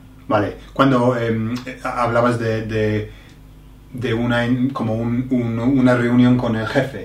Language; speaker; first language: Spanish; non-native, learner; English